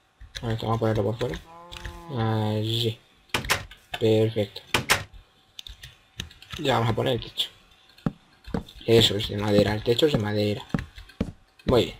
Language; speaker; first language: Spanish; native; Spanish